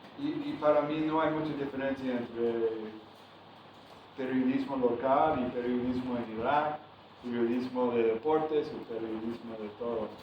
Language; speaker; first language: Spanish; non-native, fluent; English